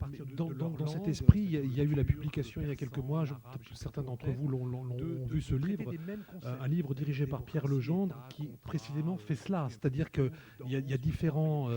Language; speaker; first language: French; native; French